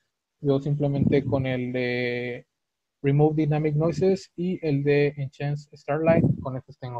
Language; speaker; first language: Spanish; native; Spanish